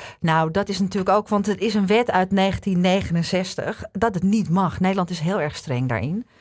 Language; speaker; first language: Dutch; native; Dutch